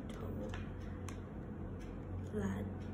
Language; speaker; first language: Chinese; non-native, learner; Thai